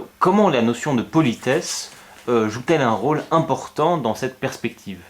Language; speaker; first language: French; native; French